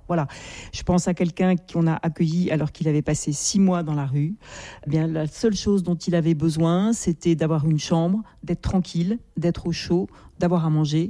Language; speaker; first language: French; native; French